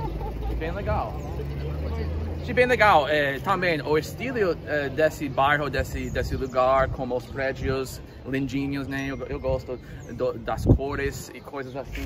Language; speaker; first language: Portuguese; non-native, fluent; English